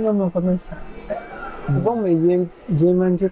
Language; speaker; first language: French; non-native, fluent; Spanish